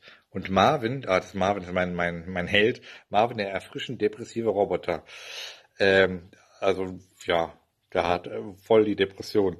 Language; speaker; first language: German; native; German